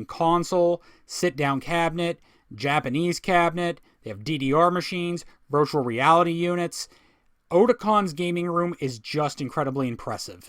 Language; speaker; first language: English; native; English